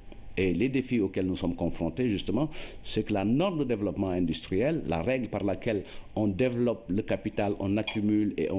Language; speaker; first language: French; non-native, local second language; Wolof